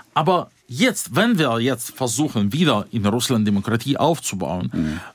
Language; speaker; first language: German; non-native, fluent; Russian